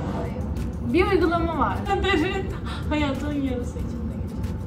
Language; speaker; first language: Turkish; early bilingual, heritage; Turkish